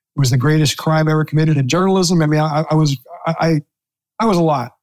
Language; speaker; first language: English; native; English